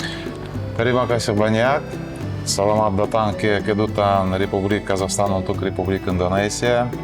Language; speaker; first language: Indonesian; non-native, learner; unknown